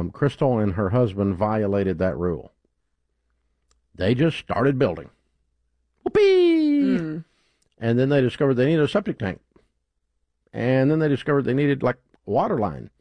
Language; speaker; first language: English; native; English